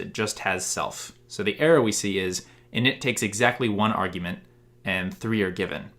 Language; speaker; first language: English; native; English